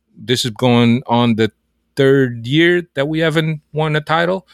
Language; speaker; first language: English; early bilingual, other home language; Portuguese